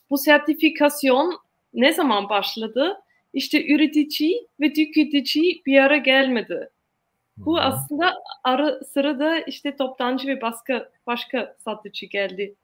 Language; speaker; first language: Turkish; non-native, fluent; German